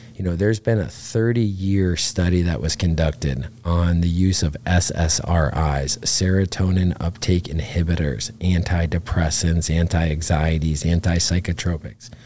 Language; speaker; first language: English; native; English